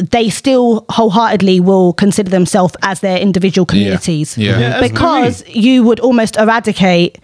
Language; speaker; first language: English; native; English